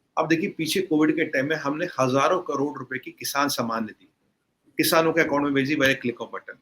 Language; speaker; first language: Hindi; native; Hindi